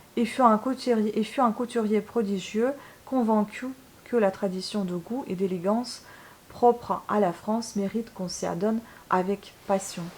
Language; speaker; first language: French; non-native, fluent; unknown